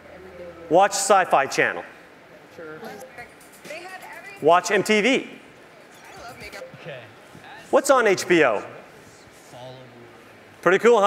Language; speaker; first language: English; native; English